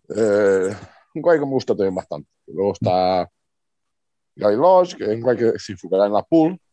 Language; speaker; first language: Spanish; early bilingual, other home language; Portuguese